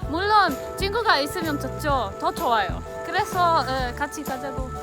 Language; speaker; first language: Korean; non-native, fluent; Polish